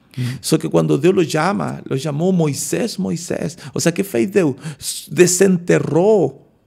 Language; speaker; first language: Portuguese; non-native, learner; Spanish